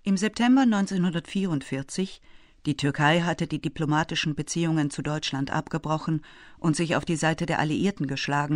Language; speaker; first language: German; native; German